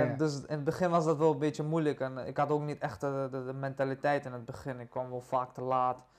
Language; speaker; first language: Dutch; early bilingual, other home language; Persian